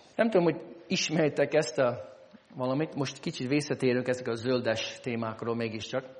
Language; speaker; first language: Hungarian; non-native, fluent; English